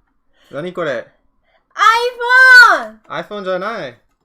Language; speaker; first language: Japanese; non-native, learner; English